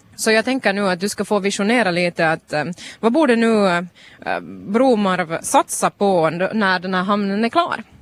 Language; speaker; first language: Swedish; native; Swedish